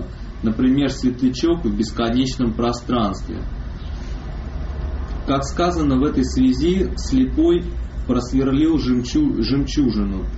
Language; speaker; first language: Russian; native; Russian